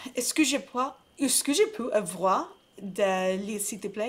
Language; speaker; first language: French; non-native, learner; English